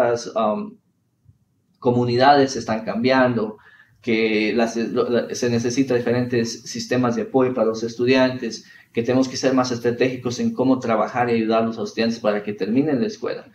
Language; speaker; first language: Spanish; early bilingual, heritage; Spanish